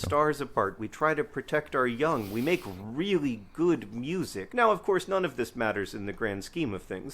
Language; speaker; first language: English; native; English